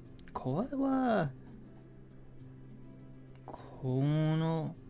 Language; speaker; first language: Japanese; non-native, learner; English